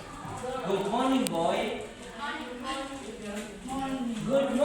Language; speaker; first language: English; non-native, learner; Indonesian